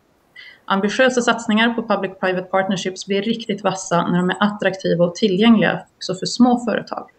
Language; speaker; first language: Swedish; native; Swedish